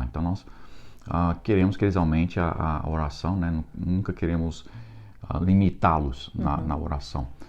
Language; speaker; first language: Portuguese; non-native, fluent; English